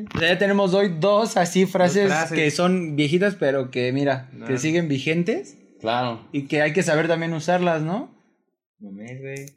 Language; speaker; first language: Spanish; native; Spanish